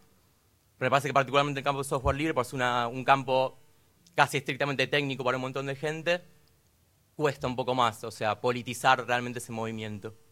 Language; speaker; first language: Spanish; native; Spanish